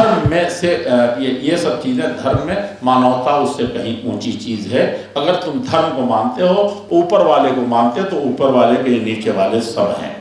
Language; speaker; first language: Urdu; native; Urdu